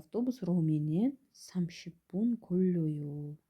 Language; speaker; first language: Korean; non-native, fluent; Kyrgyz